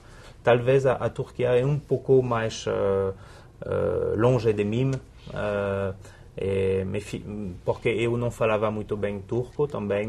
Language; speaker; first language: Portuguese; non-native, fluent; French